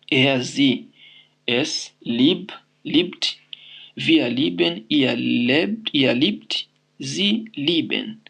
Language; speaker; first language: German; non-native, fluent; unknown